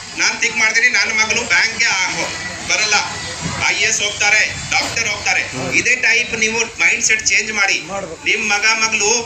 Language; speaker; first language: Kannada; non-native, learner; Hindi